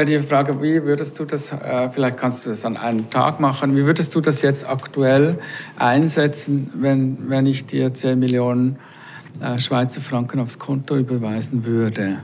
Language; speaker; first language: German; native; German